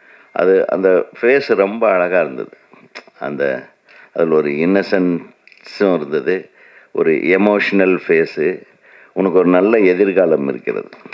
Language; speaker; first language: Tamil; native; Tamil